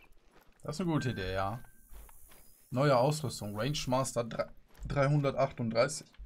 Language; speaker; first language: German; native; German